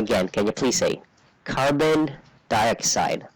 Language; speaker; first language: English; non-native, fluent; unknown